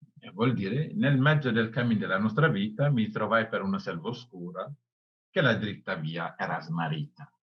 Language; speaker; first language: Italian; non-native, fluent; Wolof